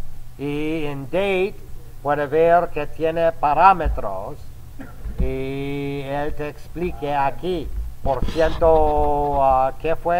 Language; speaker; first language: Spanish; non-native, fluent; English